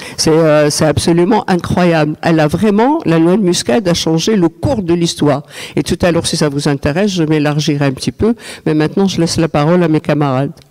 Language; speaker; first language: French; non-native, local second language; Arabic